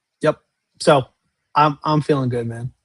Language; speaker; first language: English; native; English